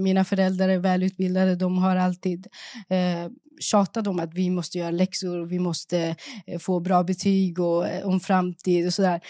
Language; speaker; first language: Swedish; early bilingual, other home language; Persian